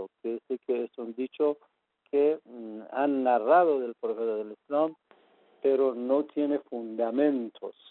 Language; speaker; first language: Spanish; non-native, fluent; Persian